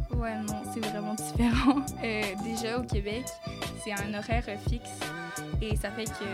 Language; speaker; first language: French; native; French